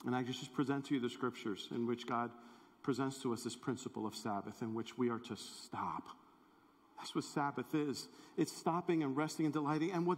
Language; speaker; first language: English; native; English